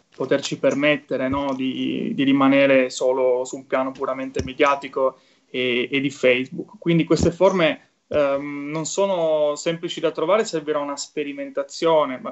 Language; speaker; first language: Italian; native; Italian